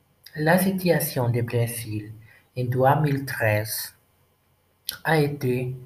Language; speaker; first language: French; non-native, learner; Portuguese